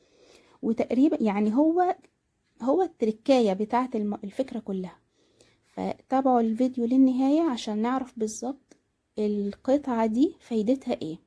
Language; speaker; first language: Arabic; native; Arabic